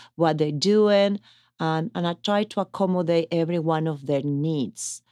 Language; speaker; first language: English; non-native, fluent; Italian